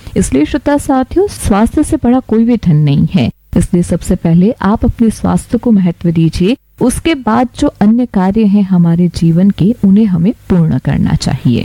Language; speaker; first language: Hindi; native; Hindi